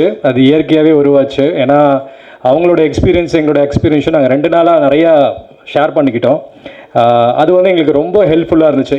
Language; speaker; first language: Tamil; native; Tamil